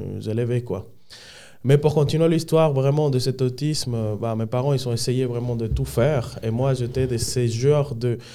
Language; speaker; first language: French; non-native, fluent; Spanish